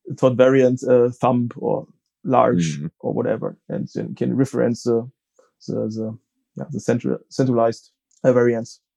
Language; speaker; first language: English; non-native, fluent; German